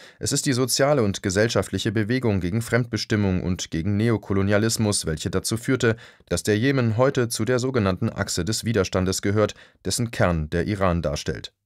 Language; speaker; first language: German; native; German